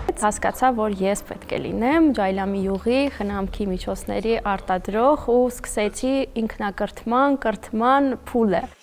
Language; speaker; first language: Armenian; native; Armenian